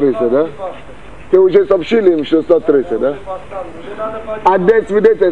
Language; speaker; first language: Russian; non-native, fluent; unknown